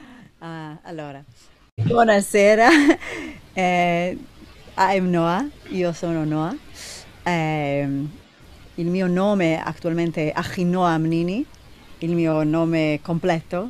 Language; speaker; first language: Italian; non-native, learner; Hebrew